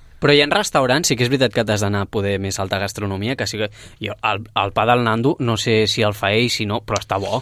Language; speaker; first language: Catalan; native; Catalan